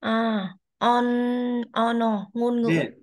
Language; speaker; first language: Korean; non-native, learner; Vietnamese